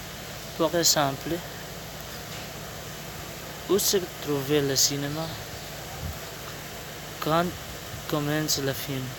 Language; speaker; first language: French; non-native, learner; Spanish